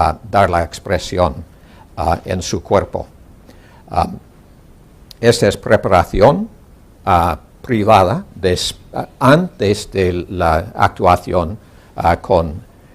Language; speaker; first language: Spanish; non-native, learner; English